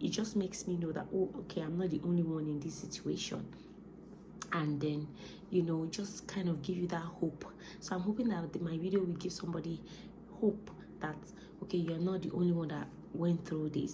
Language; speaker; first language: English; non-native, local second language; Yoruba